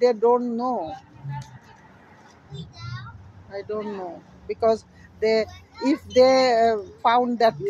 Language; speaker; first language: English; non-native, learner; Bangla